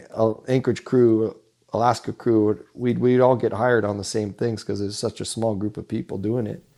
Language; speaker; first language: English; native; English